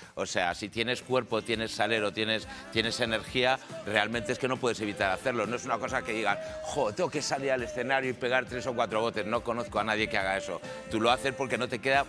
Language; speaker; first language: Spanish; native; Spanish